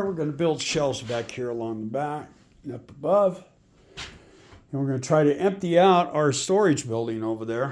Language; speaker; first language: English; native; English